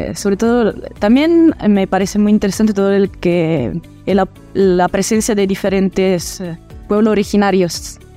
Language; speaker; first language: Spanish; early bilingual, heritage; Italian